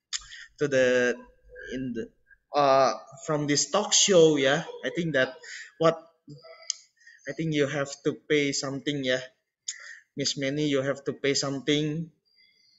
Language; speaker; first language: English; non-native, learner; Indonesian